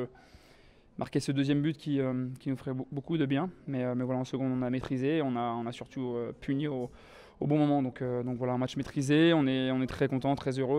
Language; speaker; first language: French; native; French